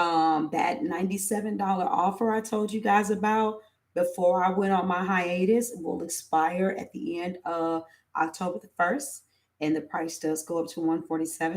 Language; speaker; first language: English; native; English